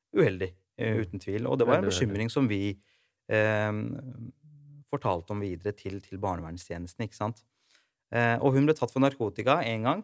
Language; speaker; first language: Norwegian; native; Norwegian